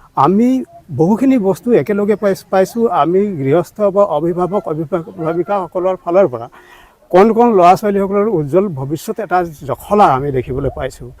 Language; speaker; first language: Assamese; non-native, local second language; Sadri